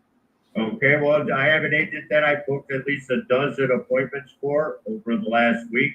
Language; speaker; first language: English; native; English